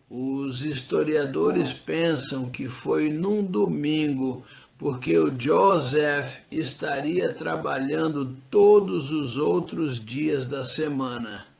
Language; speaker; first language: Portuguese; non-native, fluent; English